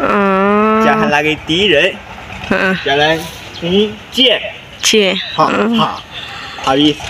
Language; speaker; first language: Indonesian; non-native, learner; Chinese